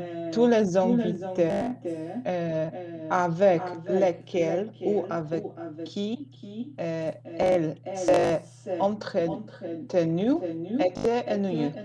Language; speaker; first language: French; non-native, fluent; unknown